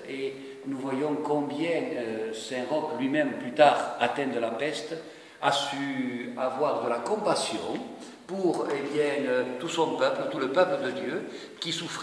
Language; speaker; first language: French; native; French